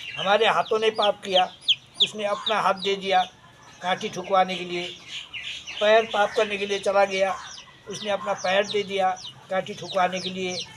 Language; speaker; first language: Hindi; non-native, local second language; Nepali